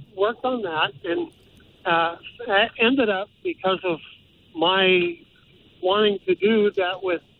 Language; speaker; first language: English; native; English